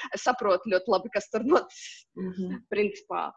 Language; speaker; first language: Latvian; non-native, local second language; Russian